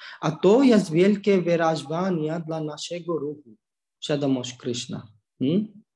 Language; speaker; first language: Polish; non-native, learner; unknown